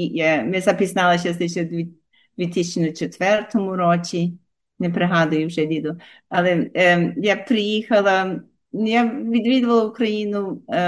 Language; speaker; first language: Ukrainian; early bilingual, heritage; Ukrainian